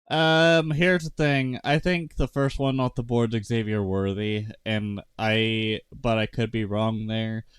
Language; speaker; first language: English; native; English